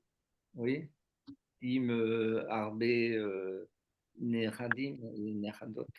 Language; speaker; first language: Hebrew; non-native, learner; French